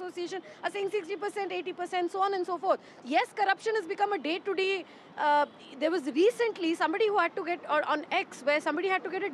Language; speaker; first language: English; non-native, local second language; Kannada